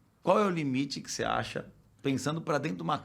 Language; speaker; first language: Portuguese; native; Portuguese